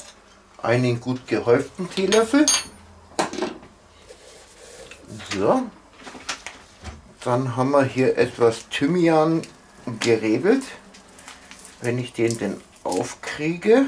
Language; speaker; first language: German; native; German